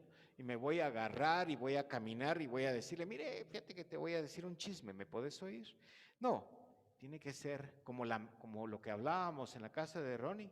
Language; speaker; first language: Spanish; native; Spanish